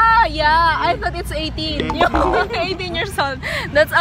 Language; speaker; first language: English; non-native, local second language; Filipino